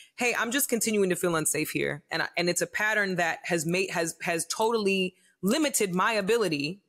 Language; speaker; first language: English; native; English